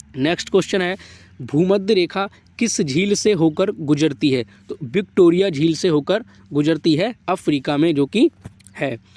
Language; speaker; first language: Hindi; native; Hindi